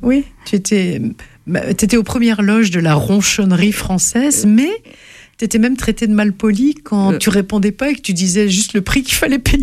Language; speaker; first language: French; native; French